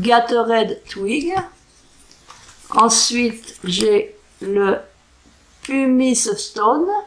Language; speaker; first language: French; native; French